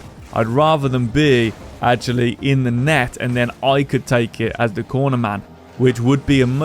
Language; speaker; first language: English; native; English